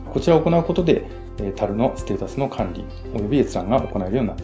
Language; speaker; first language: Japanese; native; Japanese